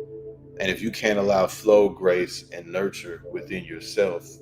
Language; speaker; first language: English; native; English